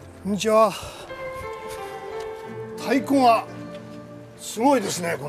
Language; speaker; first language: Japanese; native; Japanese